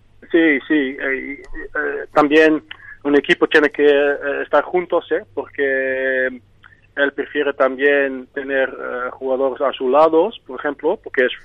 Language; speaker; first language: Spanish; non-native, fluent; Dutch